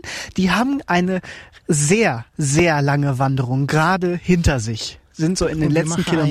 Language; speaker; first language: German; native; German